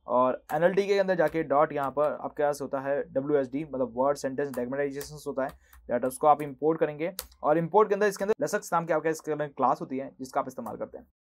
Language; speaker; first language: Hindi; native; Hindi